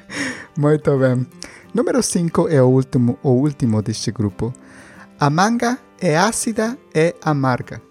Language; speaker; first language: Portuguese; non-native, learner; Spanish